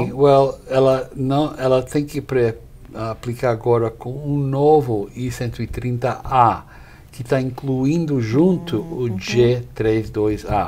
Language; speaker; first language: Portuguese; non-native, fluent; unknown